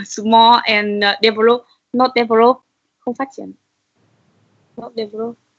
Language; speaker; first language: English; non-native, learner; Vietnamese